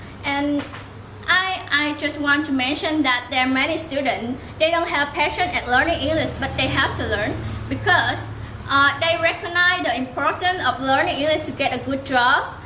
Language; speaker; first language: English; non-native, learner; Vietnamese